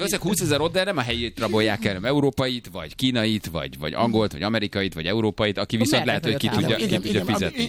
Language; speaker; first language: Hungarian; native; Hungarian